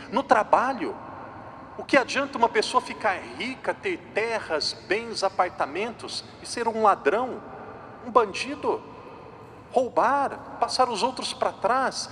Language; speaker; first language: Portuguese; native; Portuguese